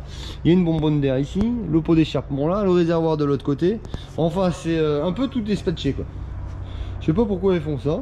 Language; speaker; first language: French; native; French